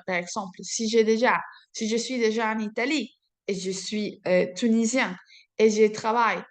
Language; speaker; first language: French; non-native, fluent; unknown